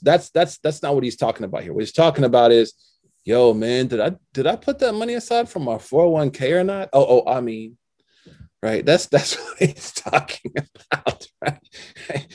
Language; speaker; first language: English; native; English